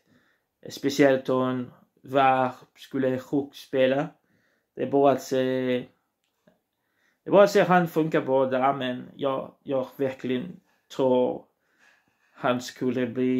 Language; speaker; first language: Swedish; non-native, learner; Portuguese